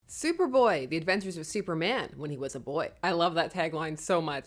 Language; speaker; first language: English; native; English